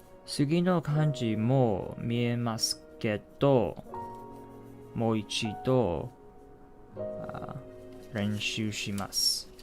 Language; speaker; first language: Japanese; non-native, learner; English